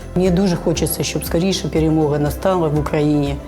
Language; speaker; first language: Ukrainian; native; Ukrainian